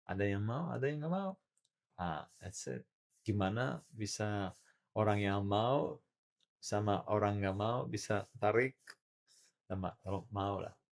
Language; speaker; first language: Indonesian; non-native, learner; Italian